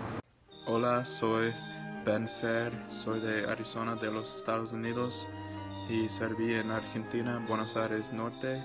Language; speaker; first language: Spanish; non-native, fluent; English